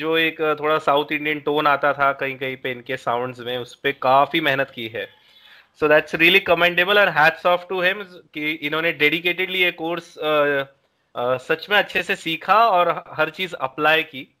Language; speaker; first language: Hindi; native; Hindi